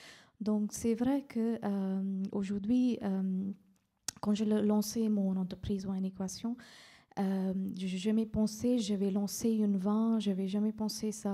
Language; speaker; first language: French; non-native, fluent; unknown